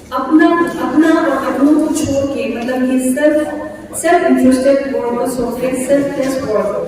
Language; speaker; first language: Hindi; non-native, local second language; Bangla